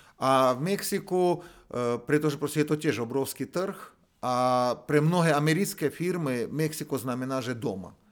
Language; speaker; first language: Slovak; non-native, fluent; Russian